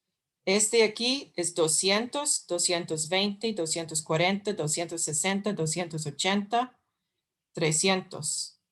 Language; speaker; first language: Spanish; non-native, fluent; English